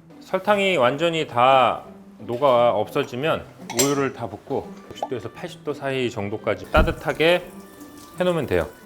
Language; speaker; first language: Korean; native; Korean